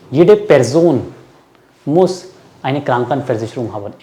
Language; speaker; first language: German; non-native, learner; Hindi